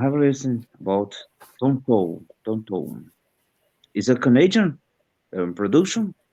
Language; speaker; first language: English; non-native, learner; Portuguese